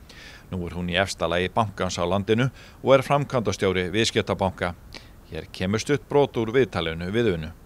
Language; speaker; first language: Icelandic; native; Icelandic